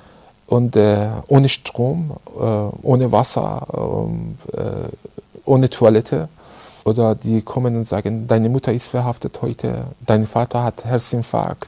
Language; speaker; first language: German; non-native, learner; Persian